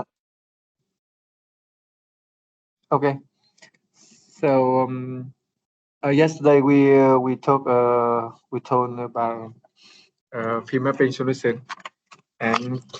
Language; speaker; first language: English; non-native, learner; Vietnamese